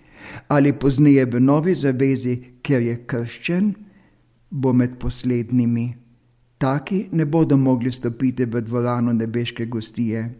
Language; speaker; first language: Slovenian; native; Slovenian